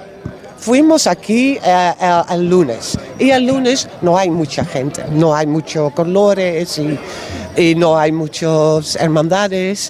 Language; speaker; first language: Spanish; non-native, learner; Dutch